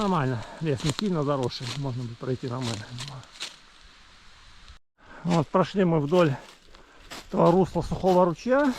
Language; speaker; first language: Russian; native; Russian